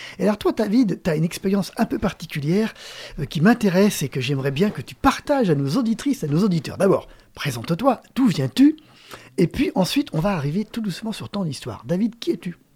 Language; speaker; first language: French; native; French